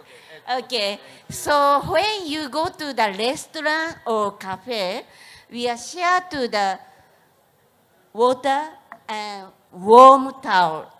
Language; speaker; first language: English; non-native, learner; Japanese